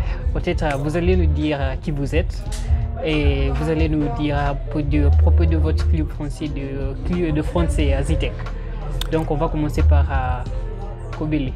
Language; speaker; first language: French; non-native, fluent; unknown